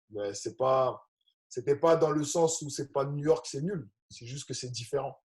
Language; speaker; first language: French; native; French